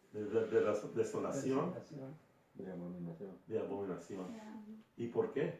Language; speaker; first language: Spanish; early bilingual, heritage; Spanish